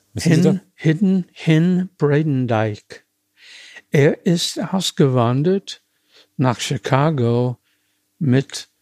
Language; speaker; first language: German; non-native, fluent; English